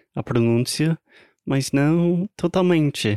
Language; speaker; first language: Portuguese; non-native, fluent; English